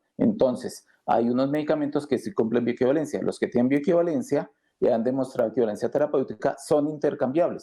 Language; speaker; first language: Spanish; native; Spanish